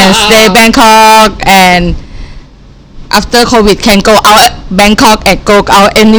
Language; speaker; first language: English; non-native, learner; Thai